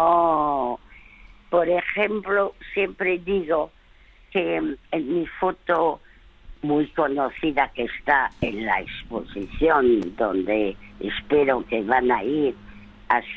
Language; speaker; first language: Spanish; early bilingual, other home language; French